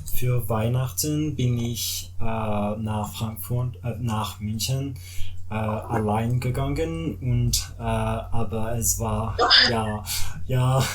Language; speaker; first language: German; non-native, learner; French